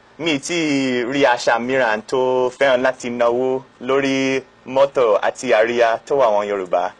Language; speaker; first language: Yoruba; non-native, fluent; English